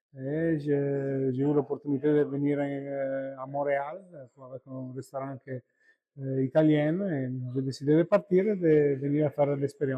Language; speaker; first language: French; non-native, learner; Italian